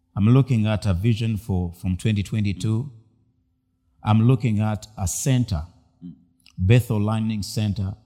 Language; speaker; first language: English; non-native, local second language; Ganda